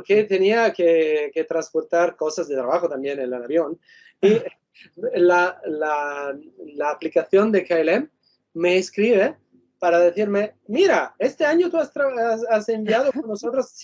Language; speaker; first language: Spanish; non-native, fluent; Italian